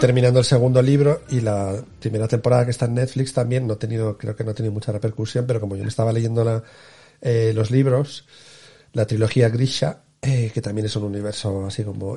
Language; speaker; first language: Spanish; native; Spanish